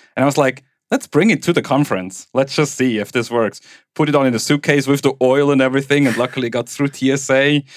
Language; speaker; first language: English; non-native, fluent; German